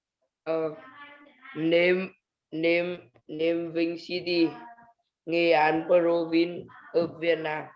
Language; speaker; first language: English; non-native, learner; Vietnamese